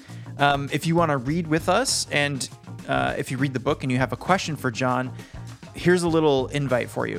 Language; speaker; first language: English; native; English